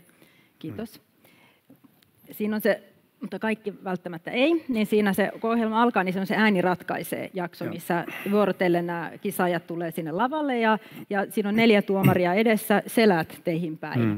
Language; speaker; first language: Finnish; native; Finnish